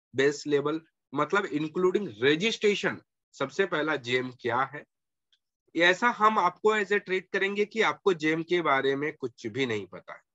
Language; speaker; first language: Hindi; non-native, local second language; Marathi